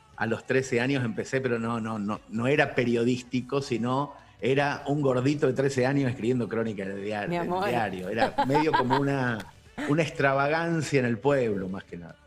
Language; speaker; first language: Spanish; native; Spanish